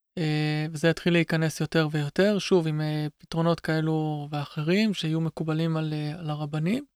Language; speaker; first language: Hebrew; native; Hebrew